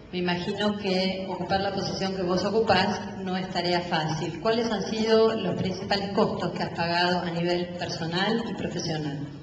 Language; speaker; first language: Spanish; native; Spanish